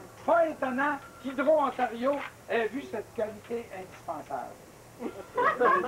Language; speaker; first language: French; native; French